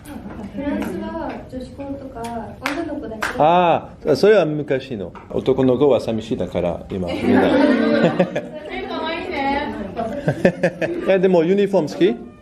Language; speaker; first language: Japanese; non-native, learner; French